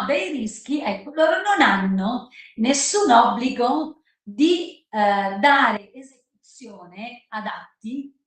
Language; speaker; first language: Italian; native; Italian